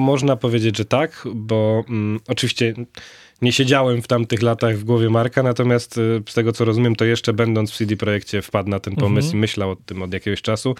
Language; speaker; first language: Polish; native; Polish